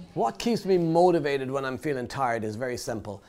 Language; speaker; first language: English; native; English